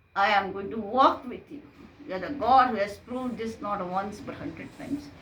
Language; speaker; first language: English; non-native, local second language; Kannada